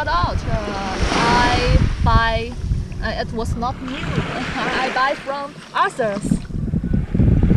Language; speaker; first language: English; non-native, learner; Chinese